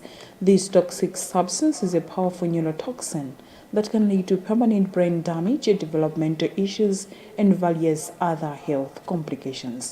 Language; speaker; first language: English; non-native, local second language; Nyanja